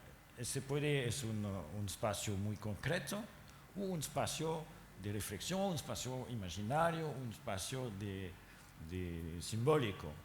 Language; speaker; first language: Spanish; non-native, learner; French